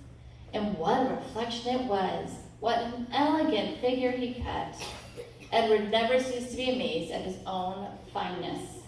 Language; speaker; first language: English; native; English